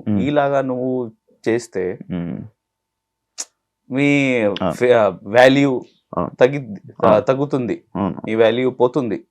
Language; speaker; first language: Telugu; non-native, learner; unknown